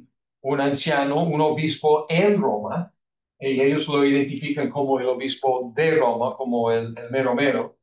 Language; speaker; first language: Spanish; non-native, fluent; English